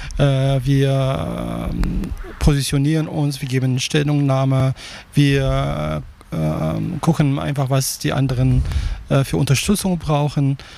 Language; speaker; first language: German; non-native, fluent; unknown